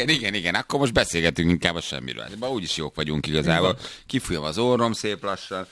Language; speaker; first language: Hungarian; native; Hungarian